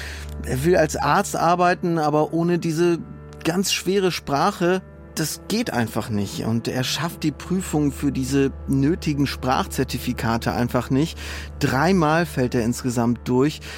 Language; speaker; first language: German; native; German